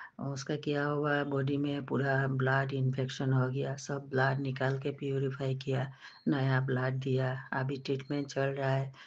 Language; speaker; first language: Hindi; non-native, local second language; Bangla